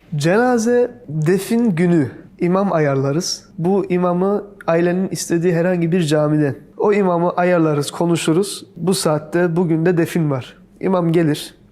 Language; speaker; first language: Turkish; early bilingual, heritage; Turkish